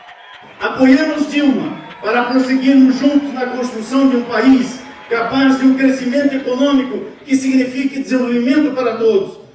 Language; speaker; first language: Portuguese; native; Portuguese